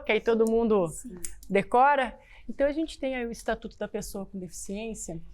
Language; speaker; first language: Portuguese; native; Portuguese